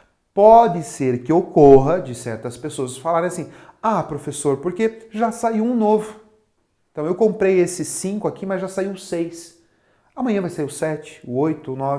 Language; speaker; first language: Portuguese; native; Portuguese